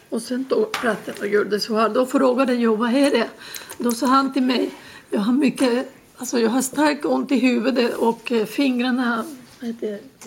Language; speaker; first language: Swedish; non-native, learner; Spanish